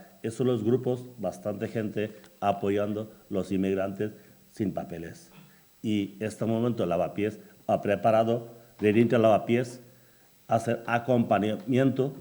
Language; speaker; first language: Spanish; non-native, learner; Bangla